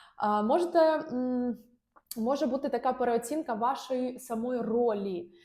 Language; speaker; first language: Ukrainian; non-native, local second language; Russian